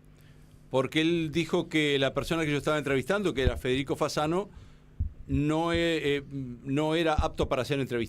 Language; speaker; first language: Spanish; native; Spanish